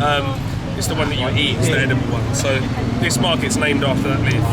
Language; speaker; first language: English; native; English